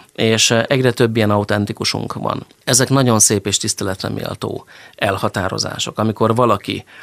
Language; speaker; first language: Hungarian; native; Hungarian